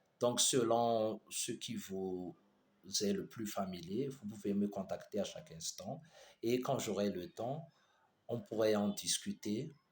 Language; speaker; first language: French; non-native, local second language; Malagasy